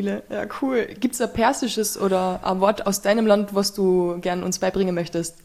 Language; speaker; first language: German; native; German